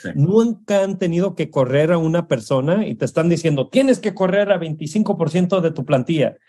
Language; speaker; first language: Spanish; early bilingual, heritage; Spanish